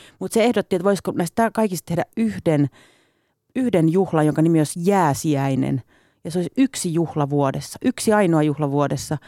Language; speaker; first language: Finnish; native; Finnish